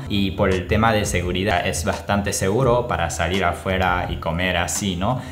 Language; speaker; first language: Spanish; non-native, learner; Japanese